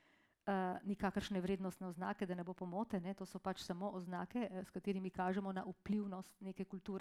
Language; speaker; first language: Slovenian; native; Slovenian